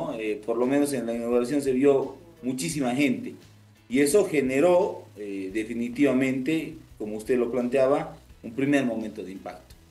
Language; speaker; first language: Spanish; native; Spanish